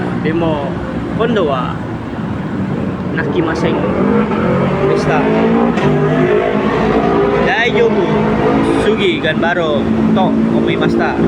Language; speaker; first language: Japanese; non-native, learner; Indonesian